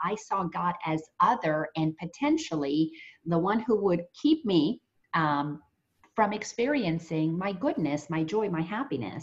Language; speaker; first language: English; native; English